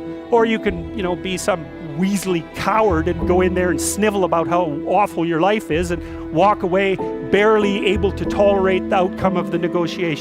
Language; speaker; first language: English; native; English